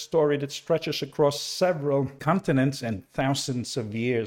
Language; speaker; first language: English; non-native, local second language; Cebuano